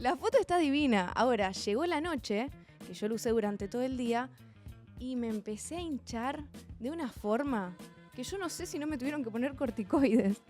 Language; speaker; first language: Spanish; native; Spanish